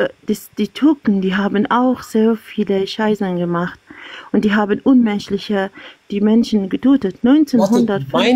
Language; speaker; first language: German; non-native, learner; Arabic